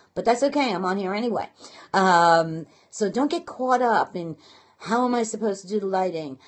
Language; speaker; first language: English; native; English